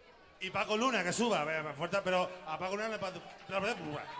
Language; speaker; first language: Spanish; native; Spanish